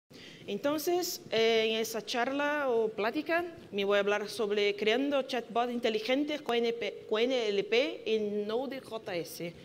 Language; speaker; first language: Spanish; non-native, fluent; Portuguese